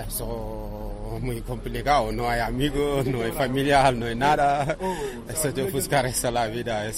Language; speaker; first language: Spanish; non-native, learner; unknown